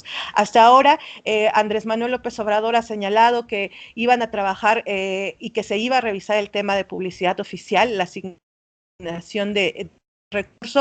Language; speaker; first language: Spanish; native; Spanish